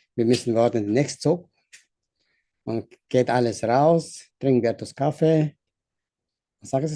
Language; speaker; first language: German; non-native, learner; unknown